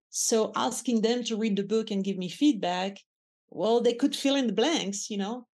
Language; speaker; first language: English; non-native, fluent; French